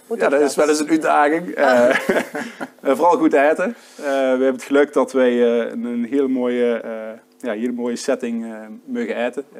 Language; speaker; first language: Dutch; native; Dutch